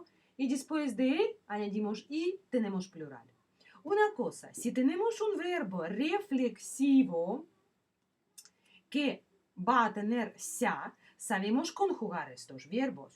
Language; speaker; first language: Spanish; non-native, fluent; Russian